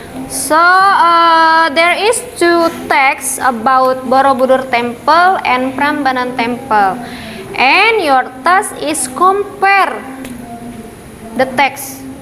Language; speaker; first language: English; non-native, learner; Indonesian